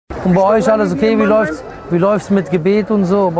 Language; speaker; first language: German; native; German